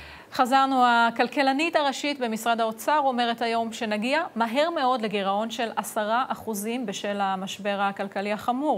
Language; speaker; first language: Hebrew; native; Hebrew